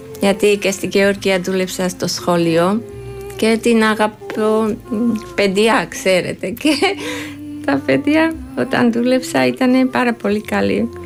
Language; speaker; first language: Greek; non-native, learner; Georgian